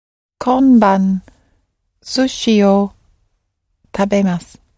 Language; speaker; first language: Japanese; non-native, learner; English